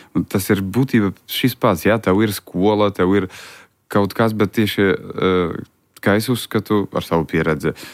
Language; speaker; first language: Latvian; non-native, local second language; Russian